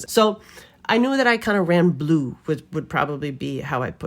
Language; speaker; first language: English; native; English